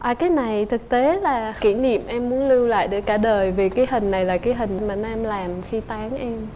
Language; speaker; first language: Vietnamese; native; Vietnamese